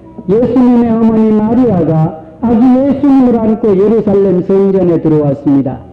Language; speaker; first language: Korean; native; Korean